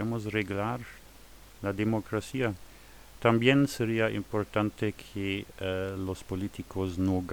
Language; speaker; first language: Spanish; non-native, fluent; German